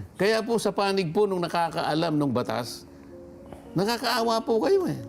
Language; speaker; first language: Filipino; non-native, local second language; Pampanga